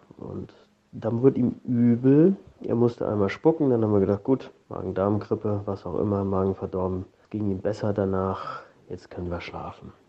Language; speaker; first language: German; native; German